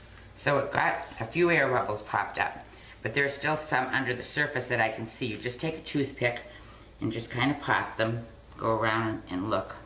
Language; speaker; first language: English; native; English